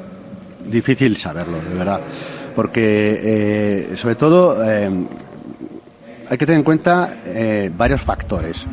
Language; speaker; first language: Spanish; native; Spanish